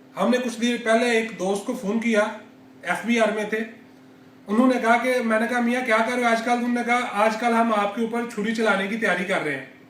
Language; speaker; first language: Urdu; non-native, local second language; Punjabi